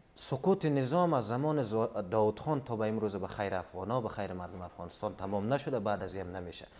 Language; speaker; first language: Persian; native; Persian